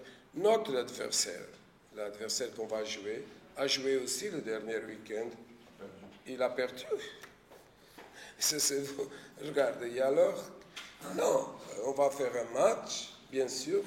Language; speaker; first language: French; non-native, fluent; Portuguese